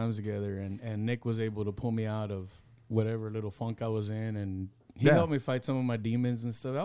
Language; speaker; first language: English; early bilingual, other home language; Spanish